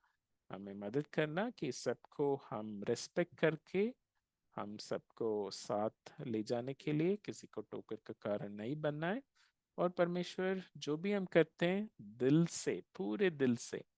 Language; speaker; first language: Hindi; non-native, local second language; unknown